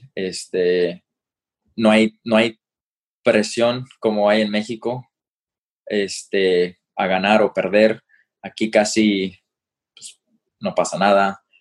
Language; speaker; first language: Spanish; early bilingual, heritage; Spanish